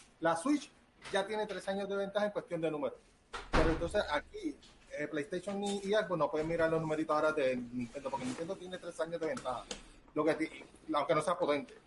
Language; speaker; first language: Spanish; early bilingual, heritage; Spanish